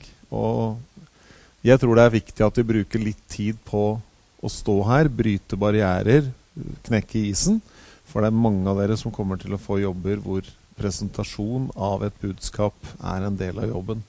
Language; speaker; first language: Norwegian; native; Norwegian